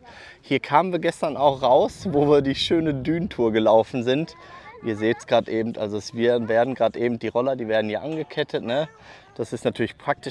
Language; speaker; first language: German; native; German